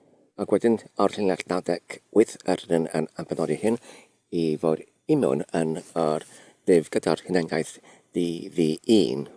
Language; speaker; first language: Welsh; non-native, learner; Polish